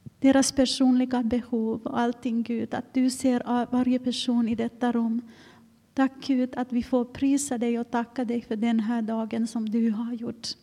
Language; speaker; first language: Swedish; non-native, fluent; Finnish